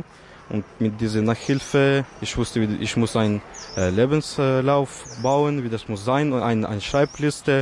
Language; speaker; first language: German; early bilingual, other home language; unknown